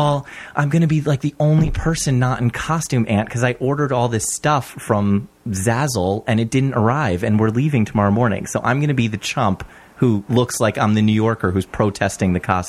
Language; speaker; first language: English; native; English